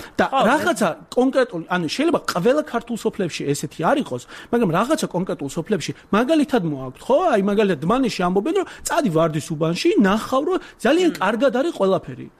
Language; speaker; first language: Georgian; non-native, local second language; Azerbaijani